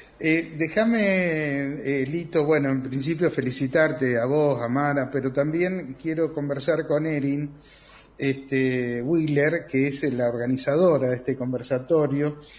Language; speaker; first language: Spanish; native; Spanish